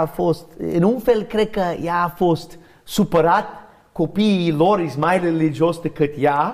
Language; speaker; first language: Romanian; non-native, learner; English